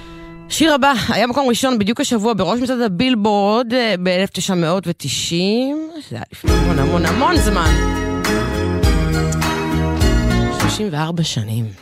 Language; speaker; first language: Hebrew; native; Hebrew